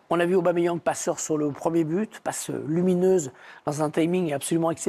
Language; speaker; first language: French; native; French